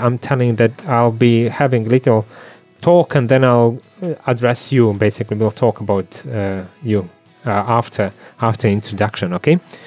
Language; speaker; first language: English; non-native, fluent; Latvian